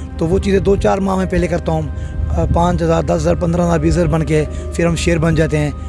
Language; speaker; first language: Urdu; non-native, local second language; Sindhi